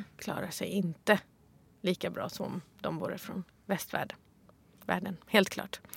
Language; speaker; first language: Swedish; early bilingual, other home language; Arabic